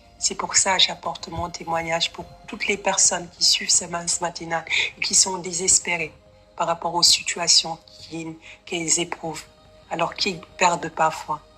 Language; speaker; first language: French; non-native, local second language; Wolof